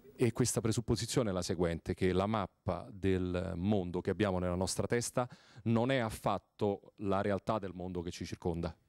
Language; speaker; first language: Italian; native; Italian